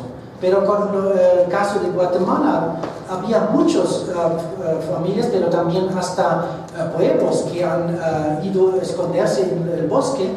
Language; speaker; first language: Spanish; non-native, fluent; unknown